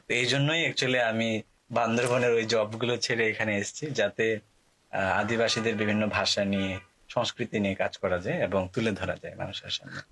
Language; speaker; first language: Bangla; non-native, local second language; Marma